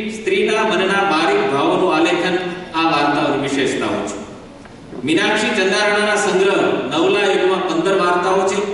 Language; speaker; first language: Gujarati; native; Gujarati